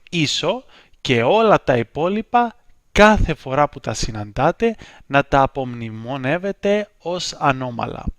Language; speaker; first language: Greek; native; Greek